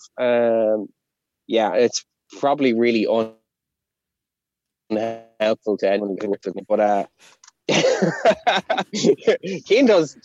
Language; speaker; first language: English; non-native, local second language; Irish